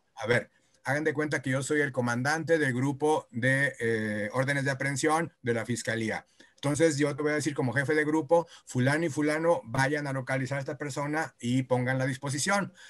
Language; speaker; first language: Spanish; native; Spanish